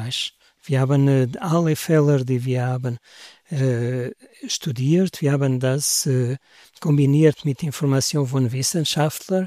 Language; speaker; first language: German; non-native, learner; Portuguese